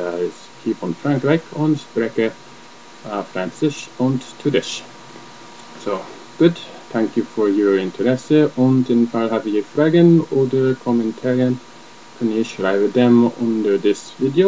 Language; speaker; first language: German; non-native, learner; English